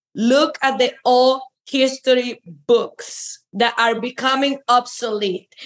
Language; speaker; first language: English; non-native, fluent; Spanish